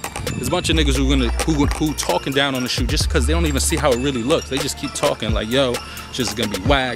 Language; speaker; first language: English; native; English